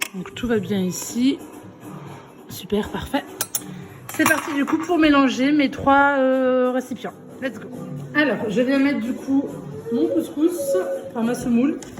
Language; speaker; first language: French; early bilingual, other home language; Arabic